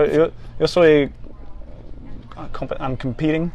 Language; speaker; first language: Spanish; non-native, fluent; English